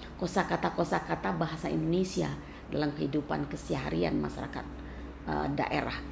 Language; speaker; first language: Indonesian; non-native, local second language; Minangkabau